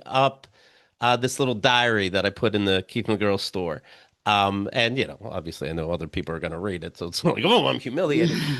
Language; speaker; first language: English; native; English